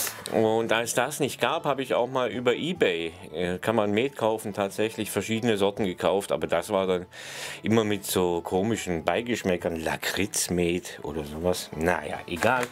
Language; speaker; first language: German; native; German